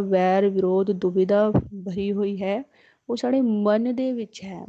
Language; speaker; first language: Hindi; non-native, local second language; Punjabi